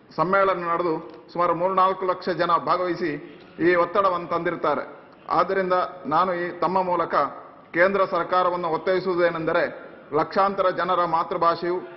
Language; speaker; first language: Kannada; non-native, local second language; Tulu